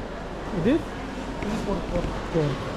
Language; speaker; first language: English; non-native, local second language; Bangla